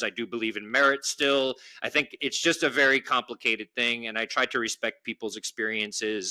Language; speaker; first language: English; native; English